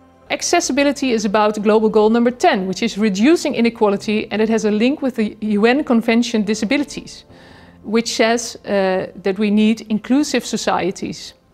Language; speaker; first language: English; non-native, fluent; Dutch